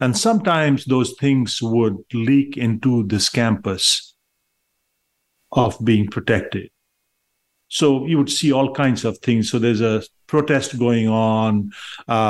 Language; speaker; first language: English; non-native, local second language; Bangla